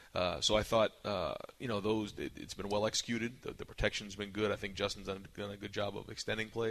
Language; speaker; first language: English; native; English